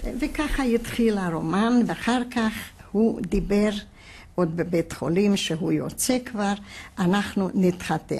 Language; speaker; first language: Hebrew; non-native, fluent; Hungarian